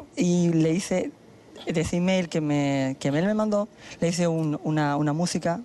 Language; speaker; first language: Spanish; native; Spanish